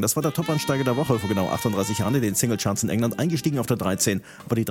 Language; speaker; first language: German; native; German